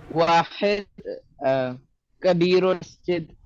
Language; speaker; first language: Arabic; non-native, learner; Urdu